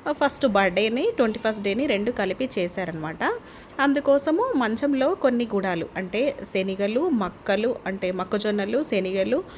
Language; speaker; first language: Telugu; non-native, local second language; Lambadi